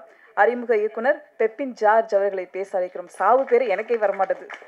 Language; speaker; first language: Tamil; native; Tamil